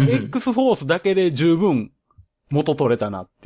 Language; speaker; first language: Japanese; native; Japanese